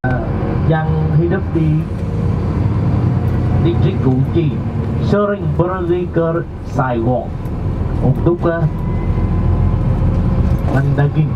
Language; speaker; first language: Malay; non-native, learner; Vietnamese